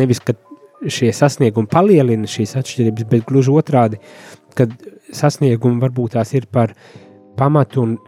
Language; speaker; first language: Latvian; native; Latvian